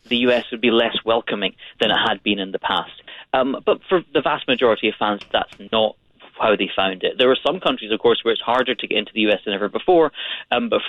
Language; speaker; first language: English; native; English